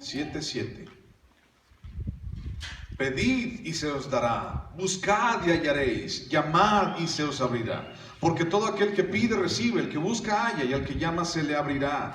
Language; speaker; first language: Spanish; native; Spanish